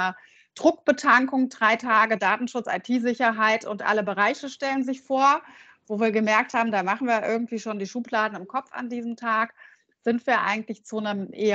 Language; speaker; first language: German; native; German